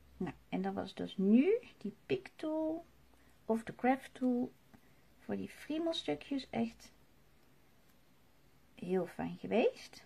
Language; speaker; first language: Dutch; native; Dutch